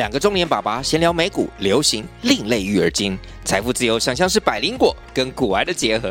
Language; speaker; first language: Chinese; native; Chinese